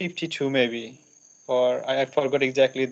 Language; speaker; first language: English; non-native, learner; Bangla